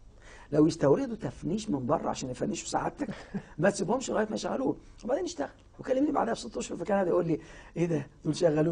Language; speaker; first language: Arabic; native; Arabic